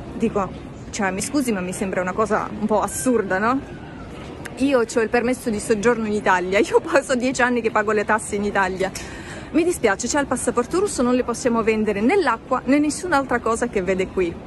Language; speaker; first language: Italian; non-native, fluent; Russian